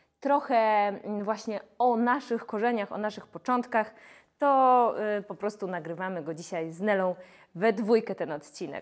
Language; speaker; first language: Polish; native; Polish